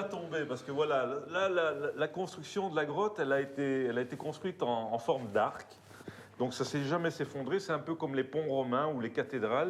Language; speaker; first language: French; native; French